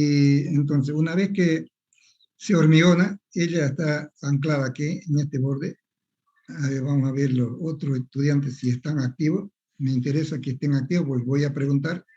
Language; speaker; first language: Spanish; native; Spanish